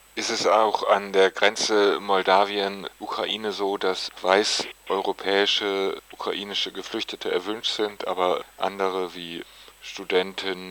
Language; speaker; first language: German; native; German